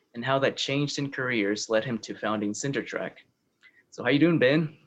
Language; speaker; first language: English; early bilingual, other home language; Spanish